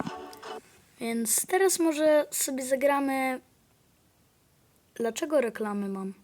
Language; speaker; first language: Polish; native; Polish